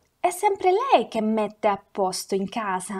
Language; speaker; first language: Italian; non-native, fluent; Russian